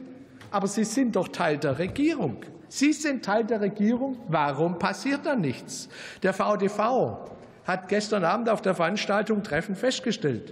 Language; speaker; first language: German; native; German